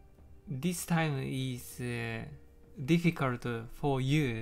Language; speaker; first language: English; non-native, learner; Japanese